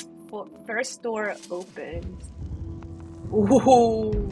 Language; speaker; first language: English; non-native, fluent; Korean